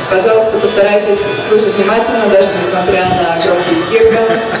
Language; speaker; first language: Russian; native; Russian